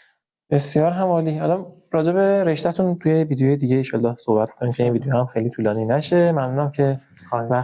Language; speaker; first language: Persian; native; Persian